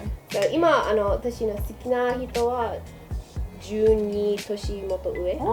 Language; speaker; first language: Japanese; non-native, learner; English